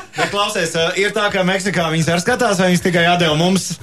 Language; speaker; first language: Latvian; non-native, fluent; Spanish